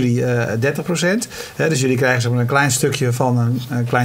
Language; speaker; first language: Dutch; native; Dutch